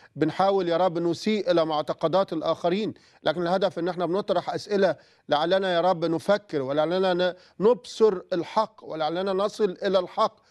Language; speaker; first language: Arabic; native; Arabic